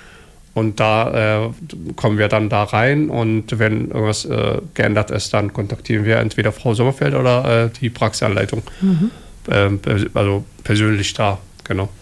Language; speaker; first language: German; non-native, learner; Somali